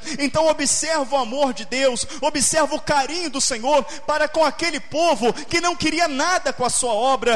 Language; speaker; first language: Portuguese; native; Portuguese